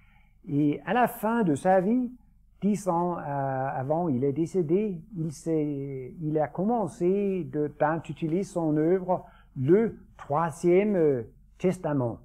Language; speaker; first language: French; non-native, fluent; Danish